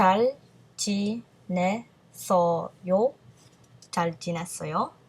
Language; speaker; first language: Korean; early bilingual, heritage; Korean